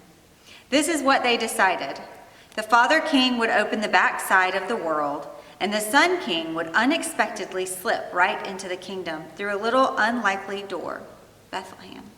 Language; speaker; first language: English; native; English